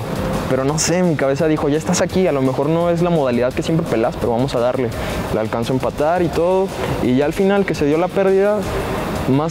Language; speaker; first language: Spanish; native; Spanish